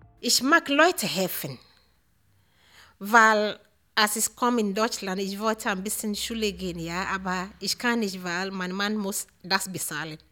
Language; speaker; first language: German; non-native, learner; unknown